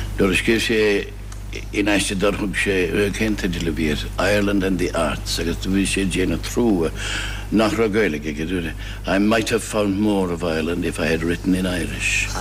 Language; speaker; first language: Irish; non-native, fluent; English